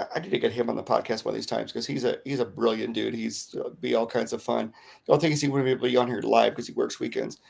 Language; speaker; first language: English; native; English